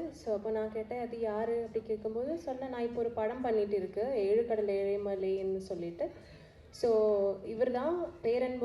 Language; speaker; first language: Tamil; non-native, learner; Malayalam